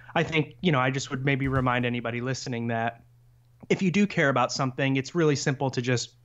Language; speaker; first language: English; native; English